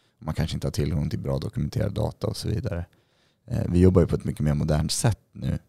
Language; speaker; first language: Swedish; native; Swedish